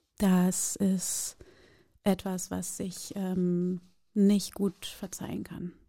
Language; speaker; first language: German; early bilingual, other home language; Portuguese